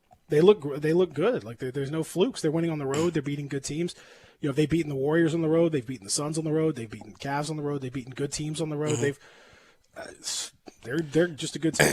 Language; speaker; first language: English; native; English